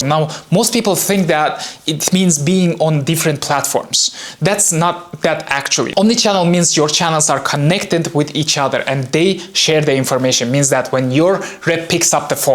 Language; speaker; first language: English; non-native, fluent; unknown